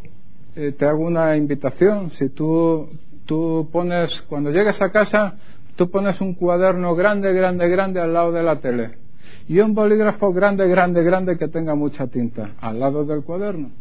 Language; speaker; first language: Spanish; native; Spanish